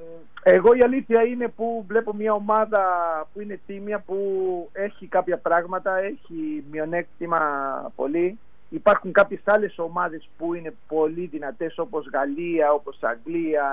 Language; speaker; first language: Greek; non-native, fluent; Spanish